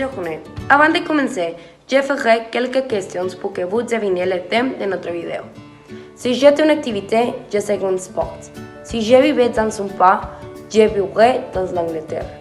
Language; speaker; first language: French; non-native, learner; Spanish